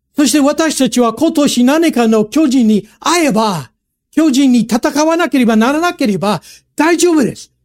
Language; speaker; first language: Japanese; non-native, fluent; English